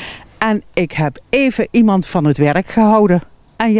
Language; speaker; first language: Dutch; native; Dutch